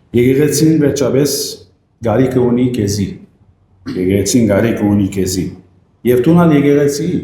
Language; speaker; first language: Armenian; native; Armenian